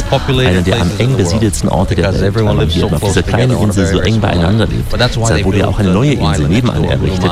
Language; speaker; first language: German; native; German